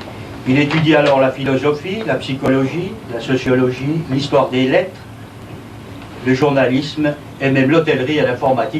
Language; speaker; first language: French; native; French